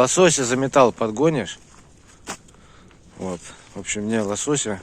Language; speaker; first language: Russian; native; Russian